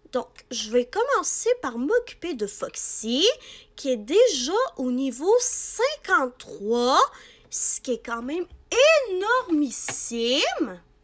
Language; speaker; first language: French; native; French